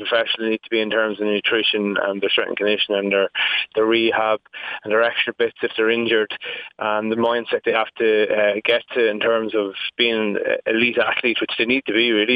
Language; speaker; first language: English; native; English